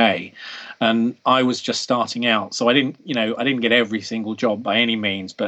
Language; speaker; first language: English; native; English